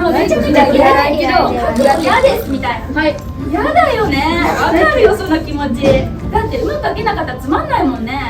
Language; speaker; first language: Japanese; native; Japanese